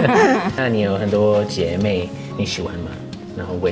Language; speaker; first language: Chinese; non-native, fluent; English